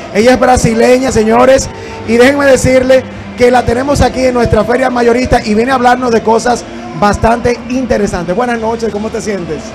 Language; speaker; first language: Spanish; native; Spanish